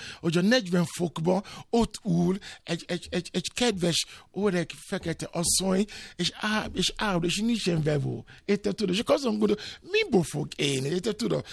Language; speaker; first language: Hungarian; non-native, learner; Yoruba